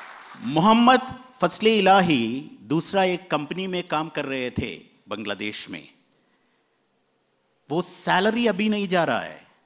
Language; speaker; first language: Hindi; non-native, fluent; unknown